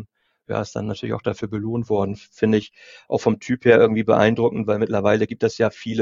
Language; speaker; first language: German; native; German